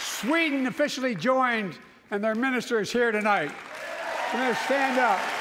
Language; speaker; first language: English; native; English